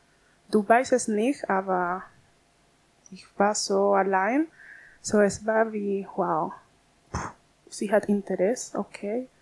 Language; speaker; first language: German; non-native, learner; Spanish